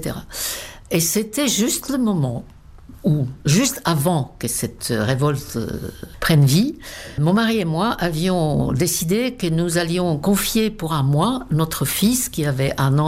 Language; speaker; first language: French; non-native, fluent; Czech